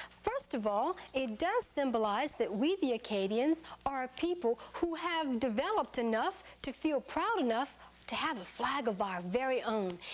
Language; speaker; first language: English; native; English